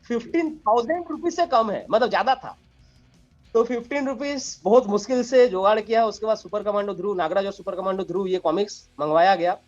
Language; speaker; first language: Hindi; non-native, local second language; Bangla